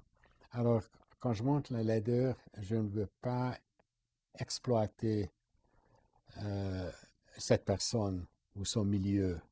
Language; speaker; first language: French; non-native, fluent; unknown